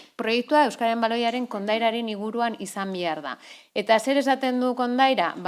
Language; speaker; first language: Basque; non-native, local second language; Spanish